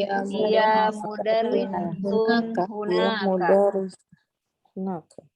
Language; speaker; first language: Arabic; non-native, learner; Indonesian